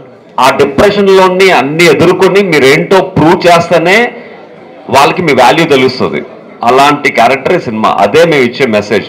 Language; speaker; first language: Telugu; native; Telugu